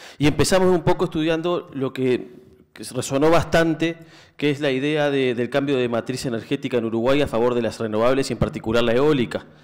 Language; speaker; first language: Spanish; native; Spanish